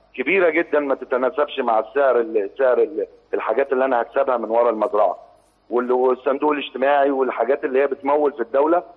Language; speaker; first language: Arabic; native; Arabic